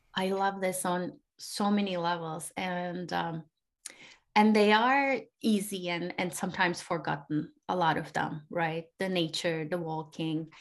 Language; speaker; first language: English; non-native, fluent; Turkish